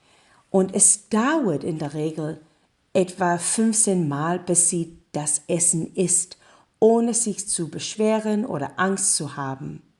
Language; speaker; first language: German; non-native, learner; English